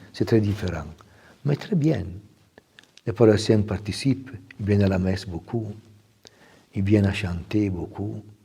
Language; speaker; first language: French; non-native, fluent; Italian